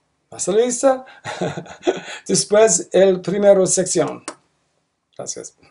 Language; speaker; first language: Spanish; non-native, learner; English